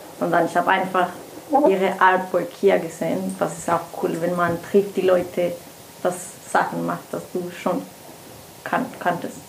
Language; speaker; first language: German; non-native, learner; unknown